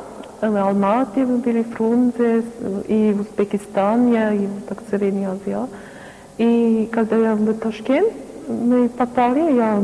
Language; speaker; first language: Russian; non-native, learner; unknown